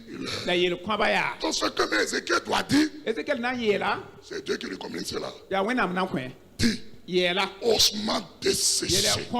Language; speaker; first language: French; non-native, local second language; Fon